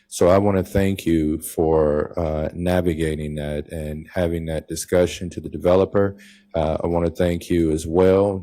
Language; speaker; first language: English; native; English